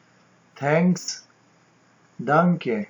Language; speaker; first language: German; non-native, learner; Urdu